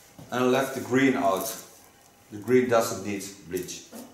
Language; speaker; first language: English; non-native, fluent; Dutch